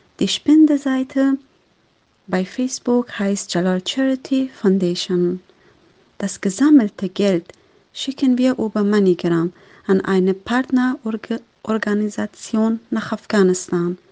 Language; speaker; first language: German; non-native, fluent; Persian